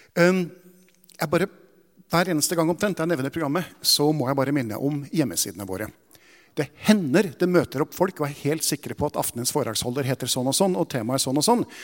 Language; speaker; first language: Norwegian; native; Norwegian